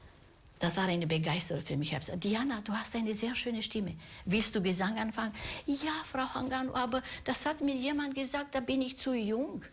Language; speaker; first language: German; non-native, fluent; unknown